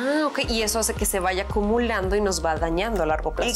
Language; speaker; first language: Spanish; native; Spanish